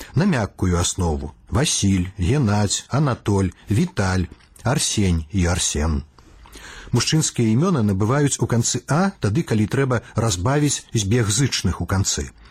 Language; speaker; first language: Belarusian; native; Belarusian